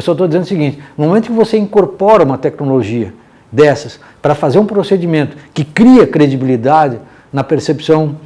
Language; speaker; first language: Portuguese; native; Portuguese